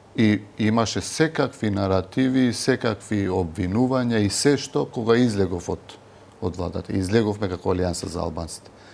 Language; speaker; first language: Macedonian; non-native, local second language; Albanian